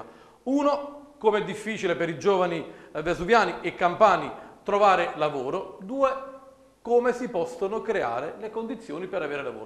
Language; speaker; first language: Italian; native; Italian